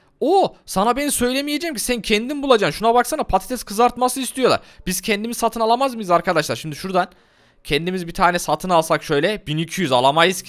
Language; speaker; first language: Turkish; native; Turkish